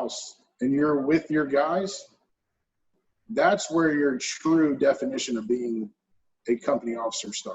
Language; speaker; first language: English; native; English